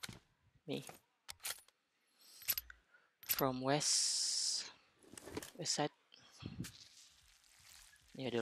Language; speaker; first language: English; non-native, learner; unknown